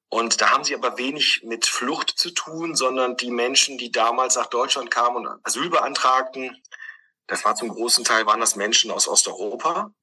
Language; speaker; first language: German; early bilingual, other home language; Greek